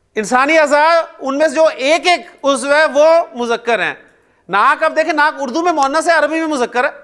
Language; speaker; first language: Urdu; native; Urdu